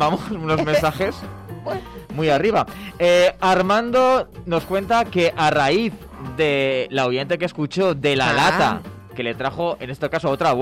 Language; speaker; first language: Spanish; native; Spanish